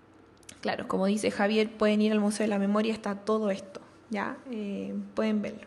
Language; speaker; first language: Spanish; native; Spanish